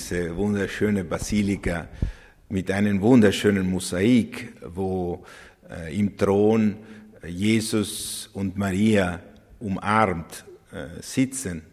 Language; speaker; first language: German; non-native, fluent; Italian